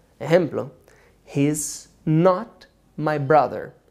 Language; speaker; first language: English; non-native, fluent; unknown